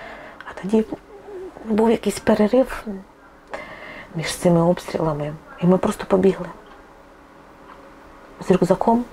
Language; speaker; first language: Ukrainian; non-native, local second language; Russian